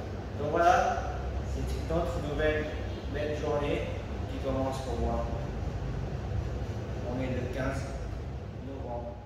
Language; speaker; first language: French; early bilingual, other home language; Vietnamese